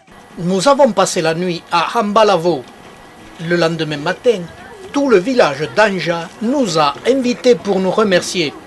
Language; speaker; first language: French; native; French